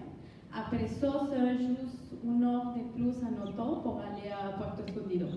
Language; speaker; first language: French; non-native, learner; Spanish